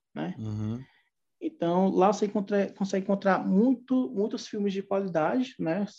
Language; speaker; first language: Portuguese; native; Portuguese